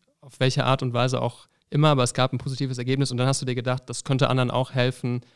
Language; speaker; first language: German; native; German